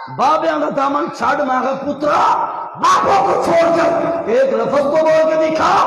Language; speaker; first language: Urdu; non-native, local second language; Punjabi